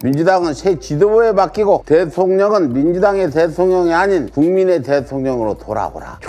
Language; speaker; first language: Korean; native; Korean